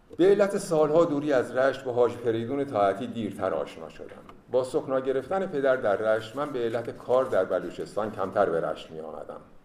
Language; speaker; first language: Persian; native; Persian